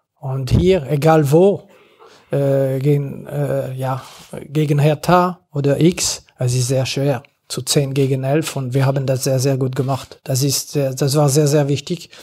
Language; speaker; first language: German; non-native, fluent; French